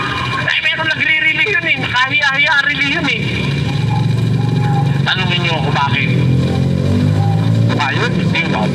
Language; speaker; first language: Filipino; native; Filipino